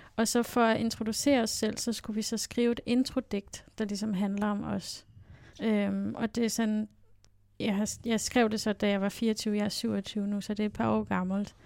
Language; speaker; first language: Danish; native; Danish